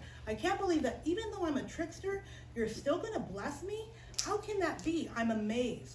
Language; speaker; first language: English; native; English